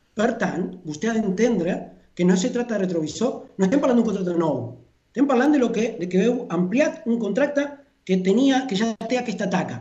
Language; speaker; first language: Catalan; non-native, fluent; Spanish